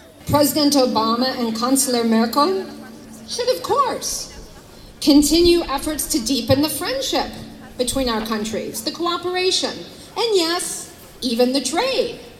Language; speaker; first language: English; native; English